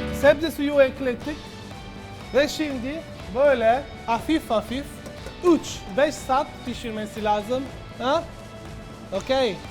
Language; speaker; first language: Turkish; non-native, fluent; Italian